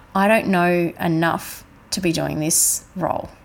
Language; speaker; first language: English; native; English